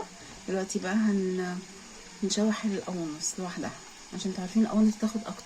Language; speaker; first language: Arabic; native; Arabic